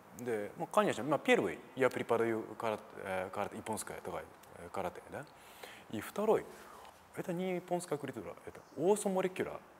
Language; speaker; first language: Russian; non-native, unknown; Japanese